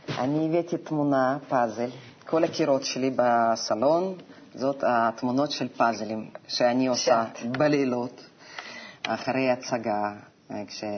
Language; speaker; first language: Hebrew; non-native, fluent; Russian